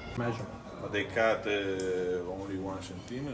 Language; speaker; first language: English; non-native, learner; Italian